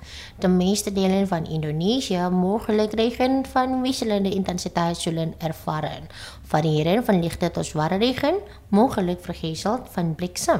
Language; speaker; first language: Dutch; non-native, fluent; Indonesian